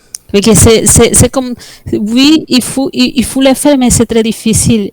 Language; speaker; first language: French; non-native, fluent; Spanish